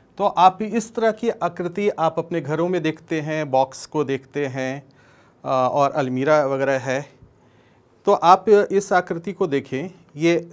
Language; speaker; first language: Hindi; native; Hindi